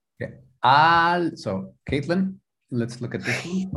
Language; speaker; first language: English; non-native, fluent; Spanish